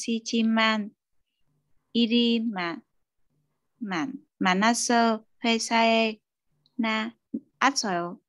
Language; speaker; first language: Korean; non-native, learner; Vietnamese